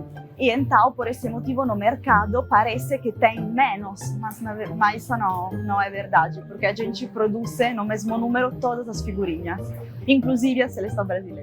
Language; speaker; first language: Portuguese; non-native, fluent; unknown